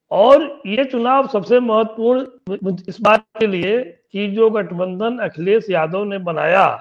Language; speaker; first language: Hindi; native; Hindi